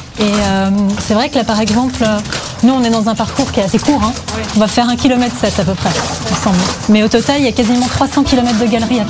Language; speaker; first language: French; native; French